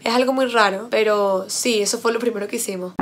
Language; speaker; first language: Spanish; native; Spanish